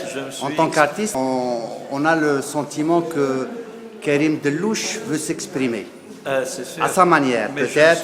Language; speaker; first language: French; non-native, local second language; Arabic